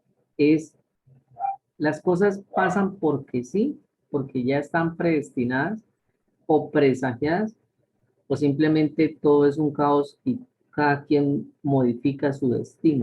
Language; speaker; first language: Spanish; native; Spanish